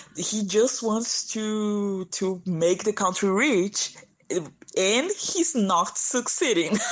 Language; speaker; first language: English; non-native, fluent; Portuguese